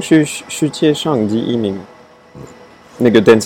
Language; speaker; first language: Chinese; non-native, fluent; French